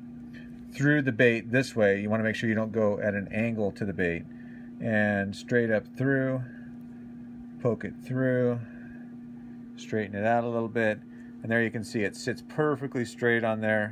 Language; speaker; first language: English; native; English